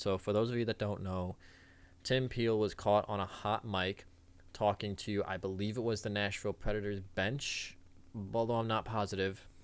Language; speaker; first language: English; native; English